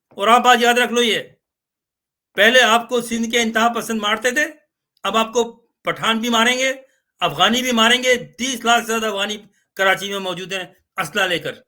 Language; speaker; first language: Urdu; native; Urdu